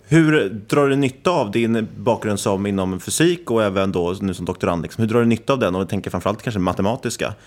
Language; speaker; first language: Swedish; native; Swedish